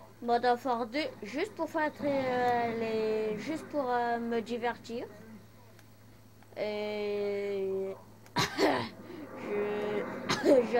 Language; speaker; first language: French; non-native, local second language; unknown